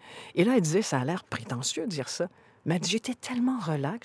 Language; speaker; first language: French; native; French